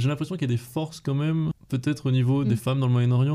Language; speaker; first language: French; native; French